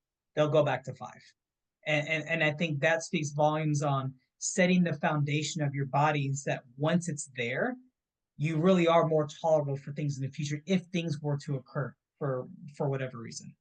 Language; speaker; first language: English; native; English